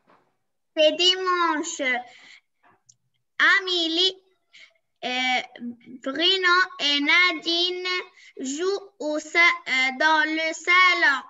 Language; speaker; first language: French; non-native, learner; Arabic